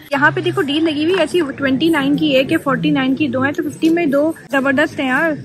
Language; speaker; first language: Urdu; native; Urdu